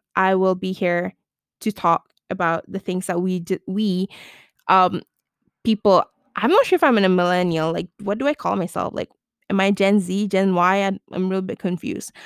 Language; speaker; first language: English; non-native, local second language; Malay